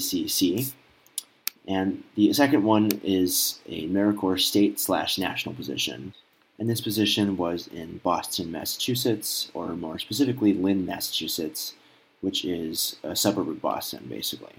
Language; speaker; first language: English; native; English